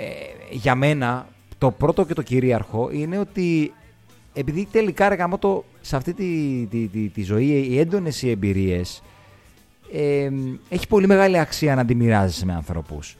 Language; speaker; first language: Greek; native; Greek